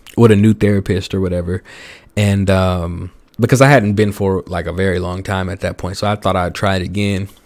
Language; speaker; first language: English; native; English